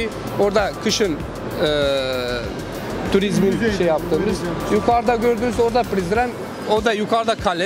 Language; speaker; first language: Turkish; non-native, fluent; Albanian